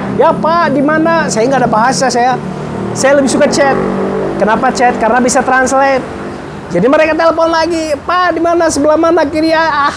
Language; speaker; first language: Indonesian; non-native, fluent; Arabic